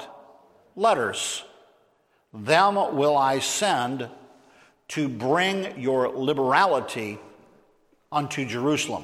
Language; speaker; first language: English; native; English